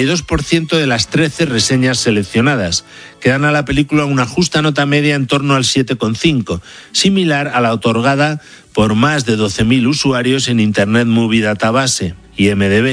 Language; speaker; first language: Spanish; native; Spanish